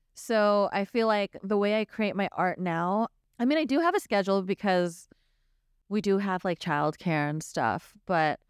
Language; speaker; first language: English; native; English